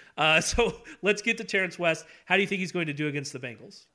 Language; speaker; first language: English; native; English